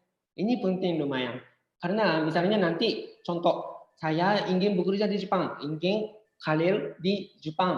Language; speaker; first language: Indonesian; non-native, fluent; Japanese